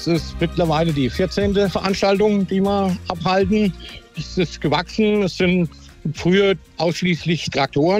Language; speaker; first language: German; native; German